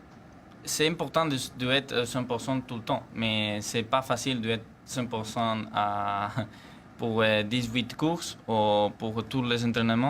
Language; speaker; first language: French; non-native, learner; Spanish